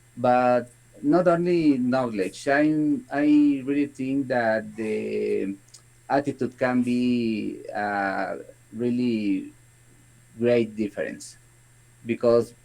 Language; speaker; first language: English; non-native, learner; Spanish